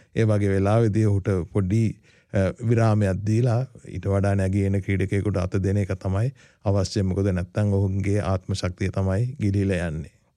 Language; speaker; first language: Sinhala; native; Sinhala